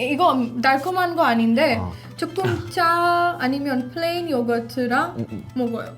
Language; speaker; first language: Korean; non-native, fluent; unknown